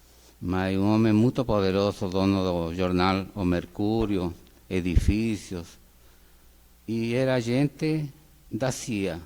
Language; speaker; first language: Portuguese; non-native, fluent; Spanish